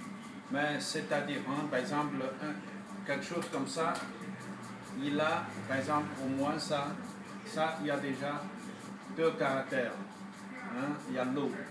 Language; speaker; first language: French; non-native, fluent; Chinese